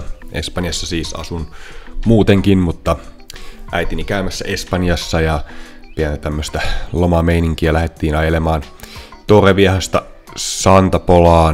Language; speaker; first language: Finnish; native; Finnish